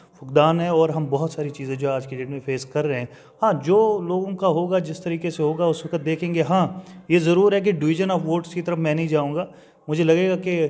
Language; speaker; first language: Hindi; non-native, local second language; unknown